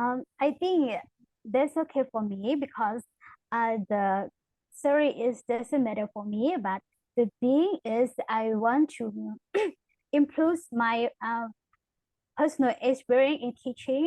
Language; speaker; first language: English; non-native, learner; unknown